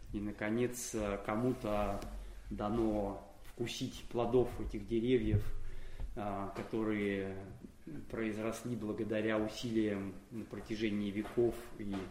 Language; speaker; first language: Russian; native; Russian